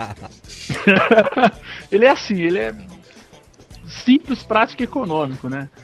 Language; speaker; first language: Portuguese; native; Portuguese